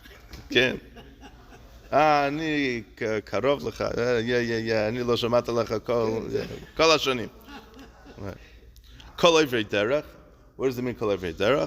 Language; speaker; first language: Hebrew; non-native, fluent; English